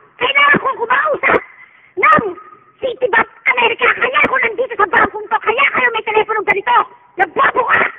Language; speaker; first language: Filipino; native; Filipino